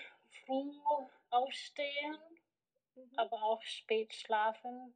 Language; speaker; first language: German; non-native, fluent; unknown